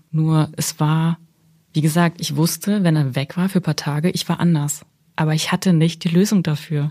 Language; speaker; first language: German; early bilingual, other home language; Russian